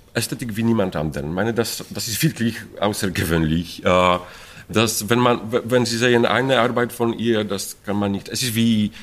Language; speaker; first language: German; non-native, fluent; Polish